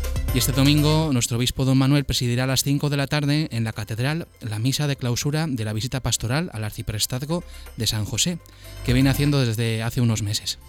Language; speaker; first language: Spanish; native; Spanish